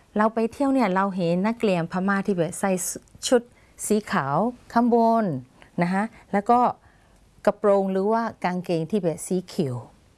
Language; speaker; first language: Thai; non-native, fluent; Burmese